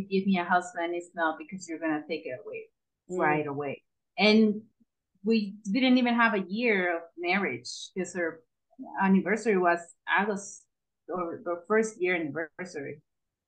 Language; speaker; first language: English; non-native, fluent; Spanish